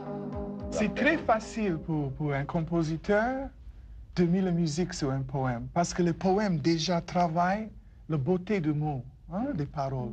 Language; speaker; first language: French; non-native, fluent; English